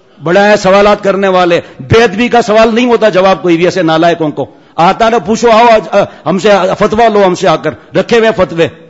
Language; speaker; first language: Urdu; non-native, local second language; Memoni